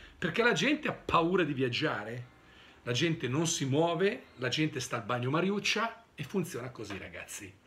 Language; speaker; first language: Italian; native; Italian